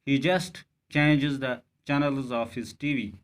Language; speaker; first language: English; non-native, local second language; Urdu